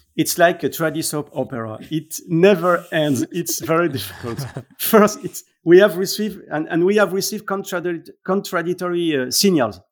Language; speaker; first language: English; non-native, learner; French